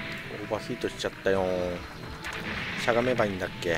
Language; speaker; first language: Japanese; native; Japanese